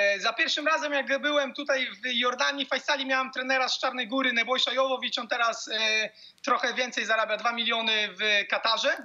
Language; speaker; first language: Polish; native; Polish